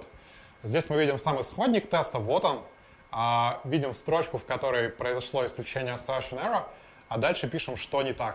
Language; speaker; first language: Russian; native; Russian